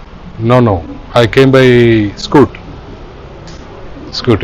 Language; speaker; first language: English; non-native, learner; Tamil